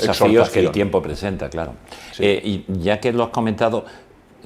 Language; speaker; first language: Spanish; native; Spanish